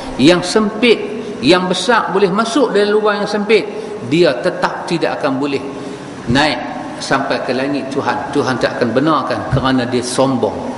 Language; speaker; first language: Malay; native; Malay